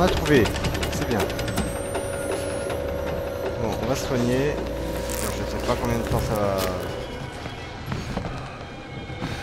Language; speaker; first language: French; native; French